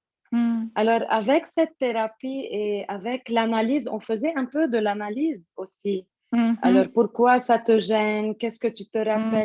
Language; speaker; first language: French; non-native, local second language; Arabic